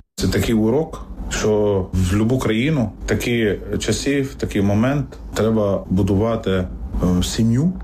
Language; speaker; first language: Ukrainian; non-native, fluent; Arabic